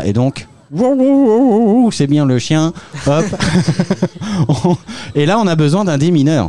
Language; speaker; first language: French; native; French